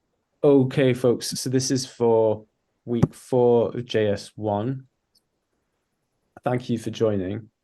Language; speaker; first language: English; native; English